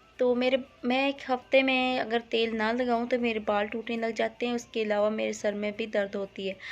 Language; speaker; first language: Hindi; non-native, local second language; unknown